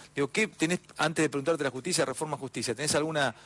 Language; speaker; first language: Spanish; native; Spanish